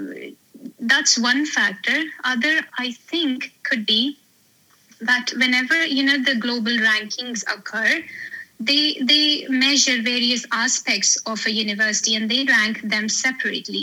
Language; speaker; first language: English; non-native, local second language; Hindi